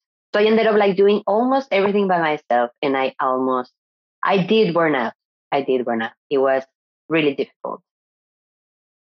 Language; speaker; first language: English; non-native, fluent; Spanish